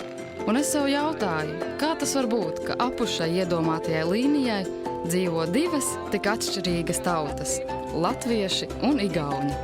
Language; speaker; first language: Latvian; native; Latvian